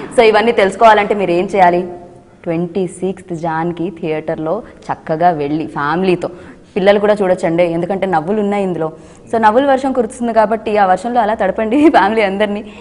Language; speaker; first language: Telugu; native; Telugu